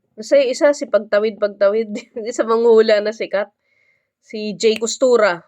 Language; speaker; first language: Filipino; native; Filipino